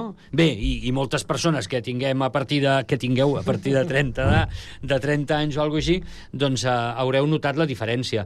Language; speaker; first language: Catalan; native; Catalan